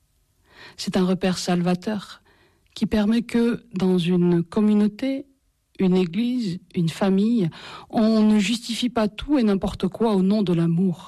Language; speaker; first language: French; native; French